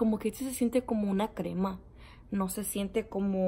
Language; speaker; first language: Spanish; early bilingual, heritage; Spanish